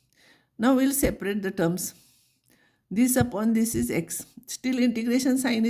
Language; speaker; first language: English; non-native, local second language; Marathi